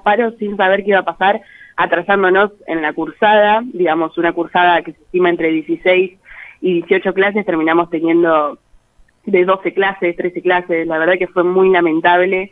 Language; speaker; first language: Spanish; native; Spanish